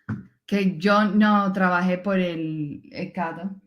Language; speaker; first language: Spanish; non-native, learner; English